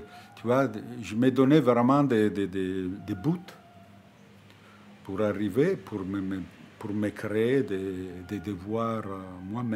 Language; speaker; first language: French; non-native, fluent; Italian